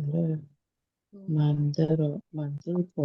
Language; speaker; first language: Korean; non-native, learner; Indonesian